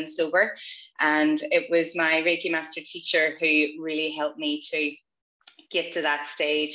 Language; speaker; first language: English; native; English